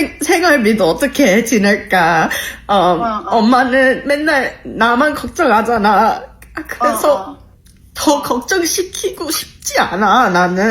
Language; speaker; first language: Korean; early bilingual, heritage; Korean